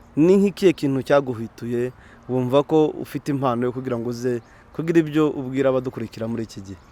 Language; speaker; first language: Kinyarwanda; native; Kinyarwanda